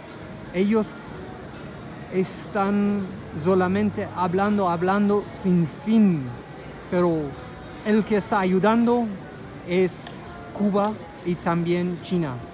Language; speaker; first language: Spanish; non-native, fluent; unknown